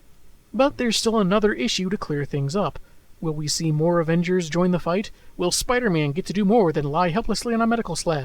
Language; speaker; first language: English; native; English